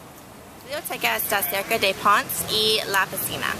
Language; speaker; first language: Spanish; non-native, learner; English